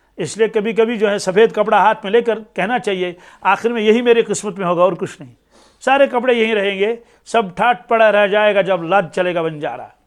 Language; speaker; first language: Urdu; non-native, local second language; Kashmiri